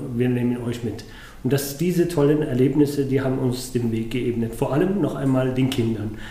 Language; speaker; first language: German; non-native, fluent; Arabic